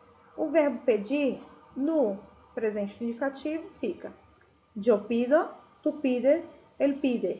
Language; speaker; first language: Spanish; non-native, fluent; Portuguese